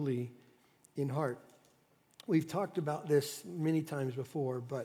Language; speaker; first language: English; native; English